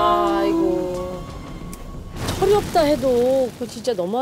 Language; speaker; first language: Korean; native; Korean